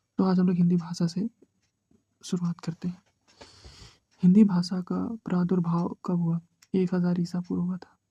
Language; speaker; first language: Hindi; native; Hindi